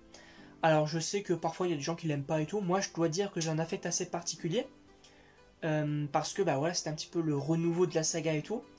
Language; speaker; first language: French; native; French